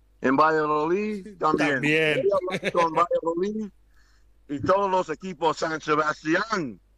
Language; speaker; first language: Spanish; non-native, learner; English